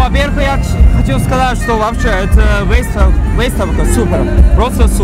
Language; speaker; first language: Russian; non-native, learner; Chinese